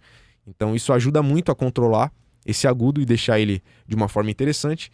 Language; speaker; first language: Portuguese; native; Portuguese